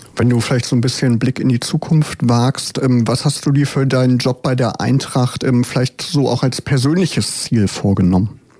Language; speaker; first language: German; native; German